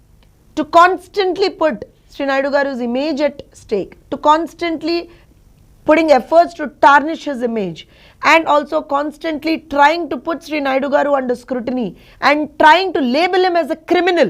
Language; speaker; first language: English; non-native, local second language; Telugu